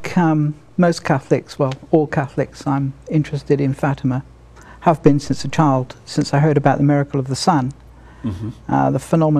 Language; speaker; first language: English; native; English